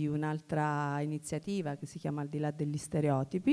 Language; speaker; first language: Italian; native; Italian